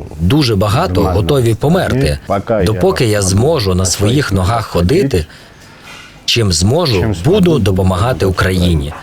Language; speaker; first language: Ukrainian; non-native, fluent; Georgian